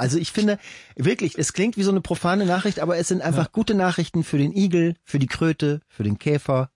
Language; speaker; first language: German; native; German